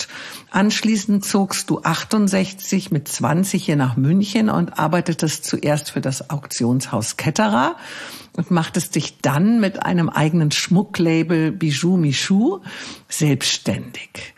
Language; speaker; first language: German; native; German